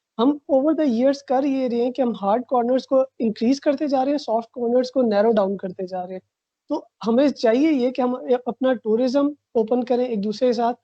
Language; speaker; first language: Urdu; non-native, local second language; Punjabi